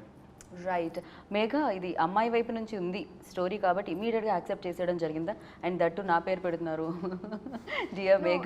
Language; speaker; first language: Telugu; native; Telugu